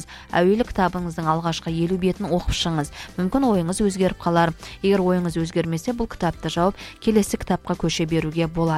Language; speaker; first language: Kazakh; native; Kazakh